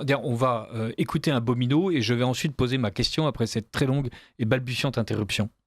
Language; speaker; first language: French; native; French